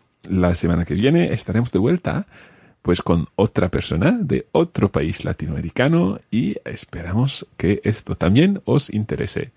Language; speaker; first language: Spanish; non-native, fluent; English